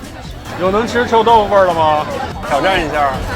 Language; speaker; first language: Chinese; native; Chinese